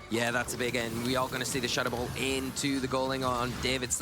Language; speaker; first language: English; native; English